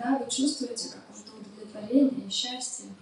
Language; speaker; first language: Russian; native; Russian